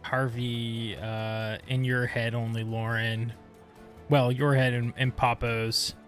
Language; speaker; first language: English; native; English